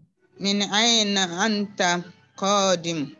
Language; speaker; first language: Arabic; non-native, learner; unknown